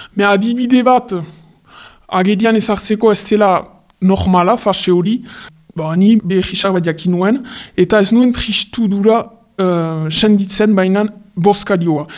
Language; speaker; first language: Basque; non-native, local second language; French